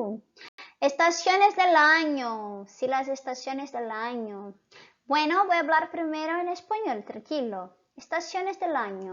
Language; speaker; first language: Spanish; non-native, fluent; Portuguese